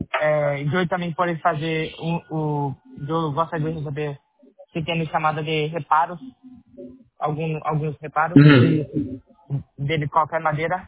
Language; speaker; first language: Spanish; non-native, learner; Portuguese